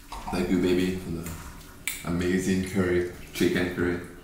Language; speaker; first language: English; non-native, fluent; French